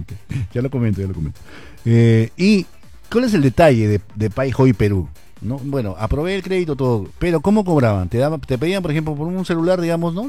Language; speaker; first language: Spanish; native; Spanish